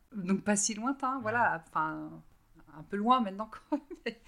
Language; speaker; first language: French; native; French